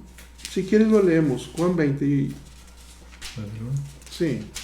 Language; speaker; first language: Spanish; native; Spanish